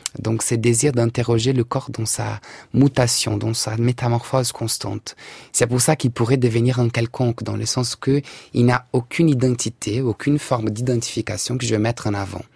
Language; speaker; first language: French; non-native, fluent; Portuguese